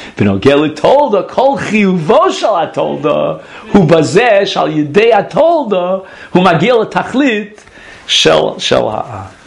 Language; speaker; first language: Hebrew; non-native, fluent; English